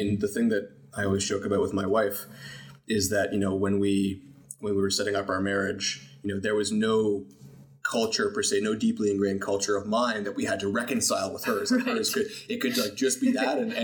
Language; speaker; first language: English; native; English